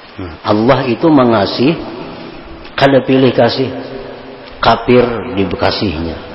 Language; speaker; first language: Indonesian; non-native, local second language; Banjar